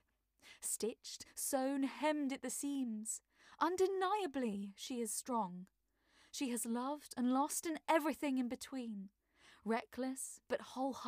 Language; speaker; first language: English; native; English